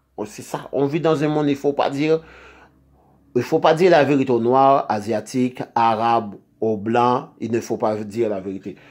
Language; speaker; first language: French; non-native, local second language; Haitian Creole